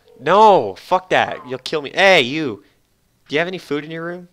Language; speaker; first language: English; native; English